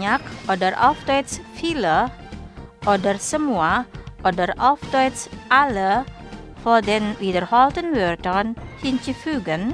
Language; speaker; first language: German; non-native, fluent; Indonesian